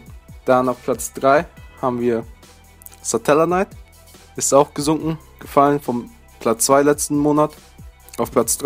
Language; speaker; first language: German; native; German